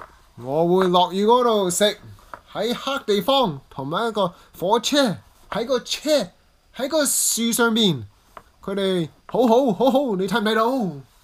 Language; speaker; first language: Cantonese; early bilingual, heritage; English